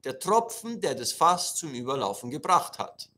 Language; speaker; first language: German; non-native, fluent; Italian